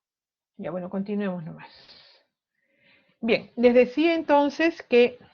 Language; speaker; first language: Spanish; native; Spanish